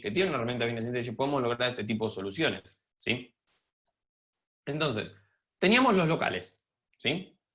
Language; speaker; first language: Spanish; native; Spanish